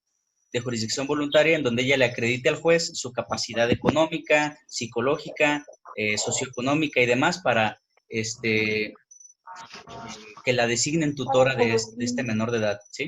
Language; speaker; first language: Spanish; native; Spanish